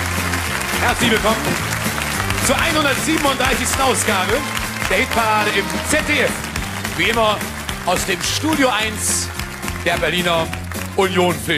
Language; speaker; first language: German; native; German